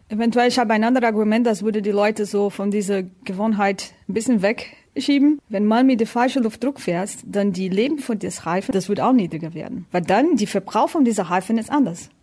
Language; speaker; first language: German; non-native, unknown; Portuguese